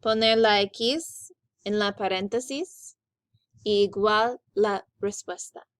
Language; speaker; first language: Spanish; non-native, learner; English